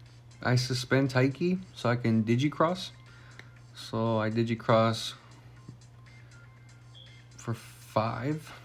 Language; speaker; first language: English; native; English